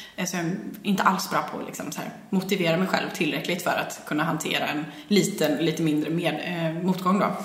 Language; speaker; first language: Swedish; native; Swedish